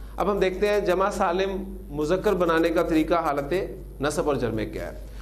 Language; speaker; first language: Urdu; native; Urdu